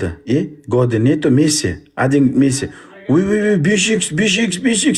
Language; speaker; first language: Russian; non-native, learner; Uzbek